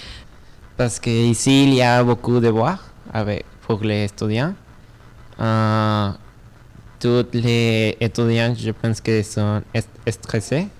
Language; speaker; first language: French; non-native, learner; Spanish